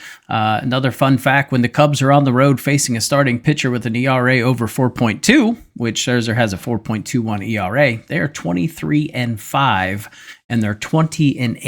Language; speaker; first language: English; native; English